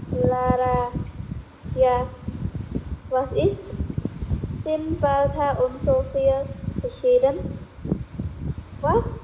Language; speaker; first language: German; non-native, learner; Khmer